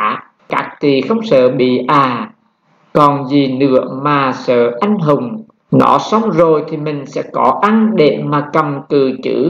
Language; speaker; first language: Vietnamese; native; Vietnamese